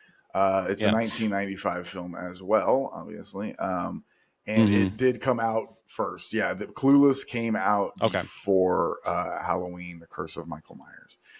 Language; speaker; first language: English; native; English